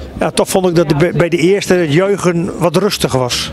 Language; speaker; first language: Dutch; native; Dutch